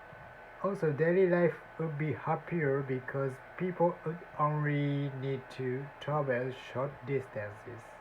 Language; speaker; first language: English; non-native, learner; Japanese